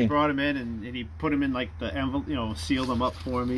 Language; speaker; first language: English; native; English